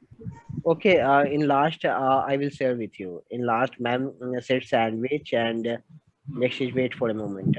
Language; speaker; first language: English; non-native, local second language; Hindi